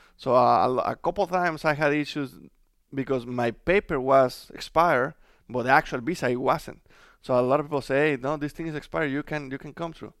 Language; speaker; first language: English; non-native, fluent; Spanish